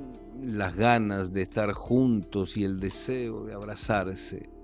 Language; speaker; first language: Spanish; native; Spanish